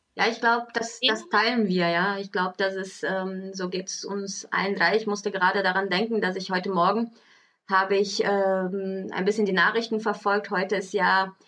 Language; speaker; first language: German; early bilingual, other home language; Portuguese